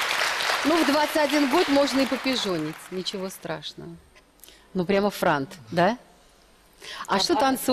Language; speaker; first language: Russian; native; Russian